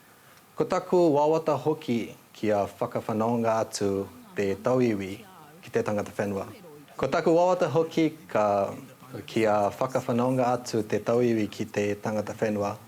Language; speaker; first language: Māori; non-native, fluent; Nepali